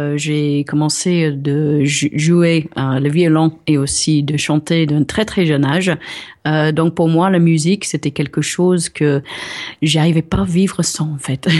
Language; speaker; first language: French; non-native, fluent; English